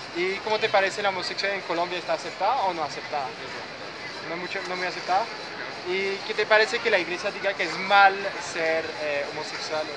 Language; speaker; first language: Spanish; non-native, fluent; French